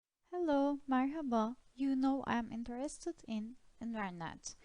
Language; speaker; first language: English; non-native, fluent; Turkish